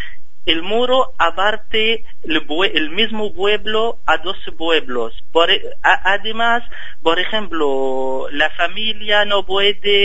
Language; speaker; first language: Spanish; non-native, fluent; Arabic